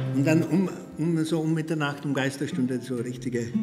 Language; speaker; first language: German; native; German